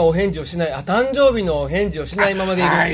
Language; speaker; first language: Japanese; native; Japanese